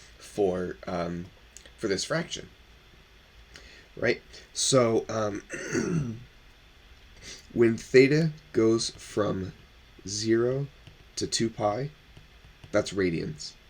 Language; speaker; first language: English; native; English